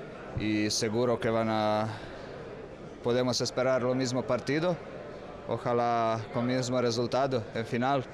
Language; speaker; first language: Spanish; non-native, learner; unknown